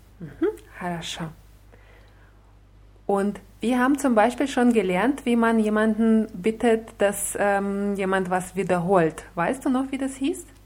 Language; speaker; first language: German; non-native, fluent; Russian